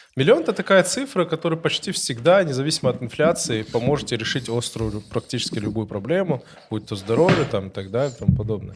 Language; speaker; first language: Russian; non-native, local second language; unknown